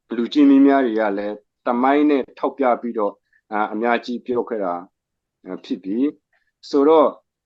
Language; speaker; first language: Burmese; non-native, local second language; Hakha Chin